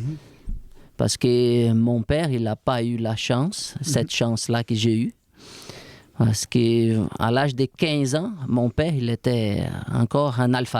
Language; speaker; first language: French; non-native, fluent; Portuguese